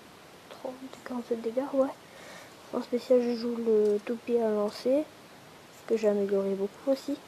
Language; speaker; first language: French; native; French